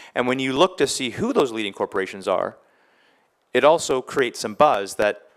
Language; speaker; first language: English; native; English